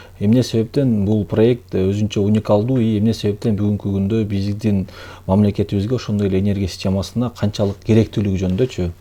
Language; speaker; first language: Kyrgyz; native; Kyrgyz